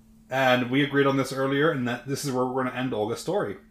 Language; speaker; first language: English; native; English